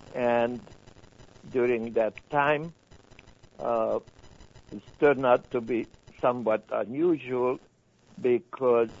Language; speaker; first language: English; non-native, fluent; Hungarian